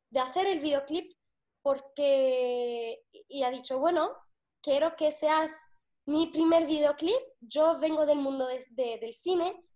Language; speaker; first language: Spanish; non-native, fluent; Arabic